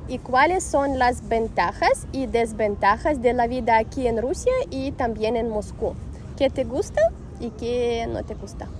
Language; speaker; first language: Spanish; non-native, fluent; Russian